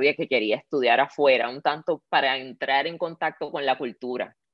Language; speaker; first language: Spanish; native; Spanish